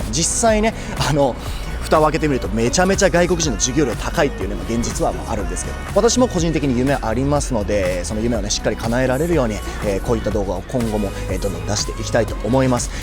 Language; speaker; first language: Japanese; native; Japanese